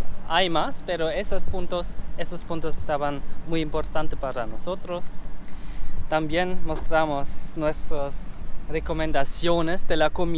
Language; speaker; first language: Spanish; non-native, fluent; German